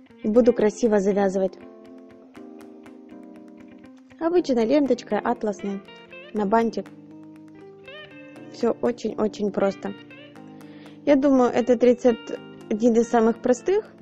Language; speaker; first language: Russian; native; Russian